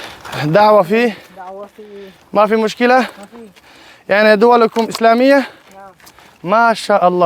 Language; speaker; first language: Arabic; non-native, learner; Tajik